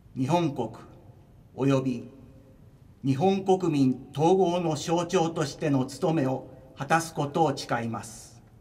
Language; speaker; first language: Japanese; native; Japanese